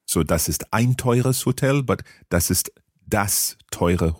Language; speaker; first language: German; non-native, learner; English